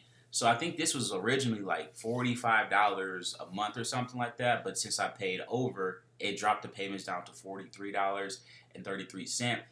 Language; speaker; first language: English; native; English